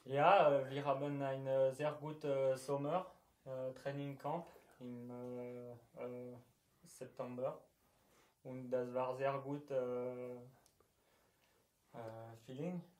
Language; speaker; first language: German; non-native, learner; French